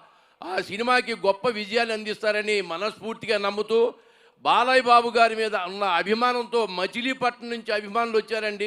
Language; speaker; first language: Telugu; native; Telugu